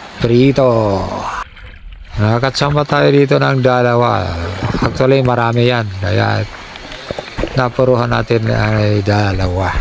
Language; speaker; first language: Filipino; non-native, local second language; Cebuano